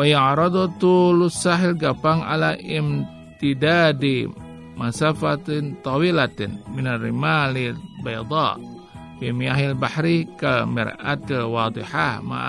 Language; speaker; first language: Arabic; non-native, fluent; Indonesian